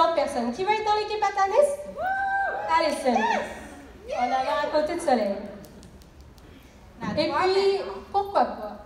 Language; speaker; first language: French; native; French